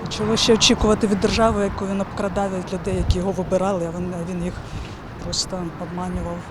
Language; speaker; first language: Ukrainian; native; Ukrainian